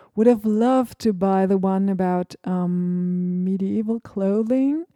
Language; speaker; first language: English; non-native, fluent; German